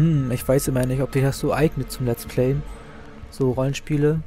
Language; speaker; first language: German; native; German